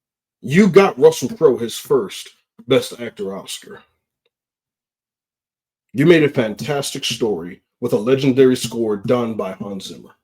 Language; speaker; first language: English; native; English